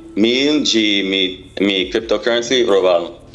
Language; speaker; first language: Portuguese; non-native, learner; English